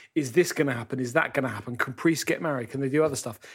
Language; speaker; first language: English; native; English